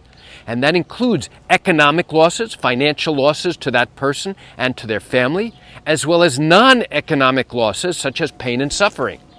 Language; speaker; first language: English; native; English